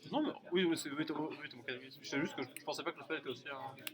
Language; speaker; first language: French; native; French